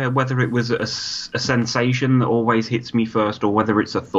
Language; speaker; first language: English; native; English